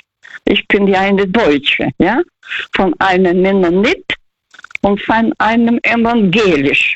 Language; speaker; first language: German; non-native, fluent; Russian